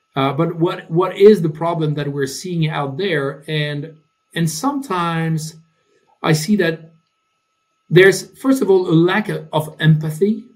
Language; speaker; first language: English; non-native, fluent; French